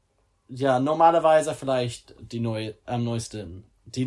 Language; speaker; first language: German; non-native, learner; English